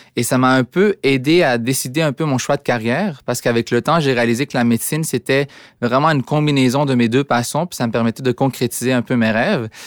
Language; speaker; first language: French; early bilingual, other home language; Arabic